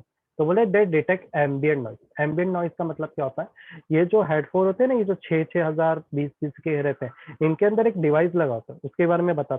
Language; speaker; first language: Hindi; native; Hindi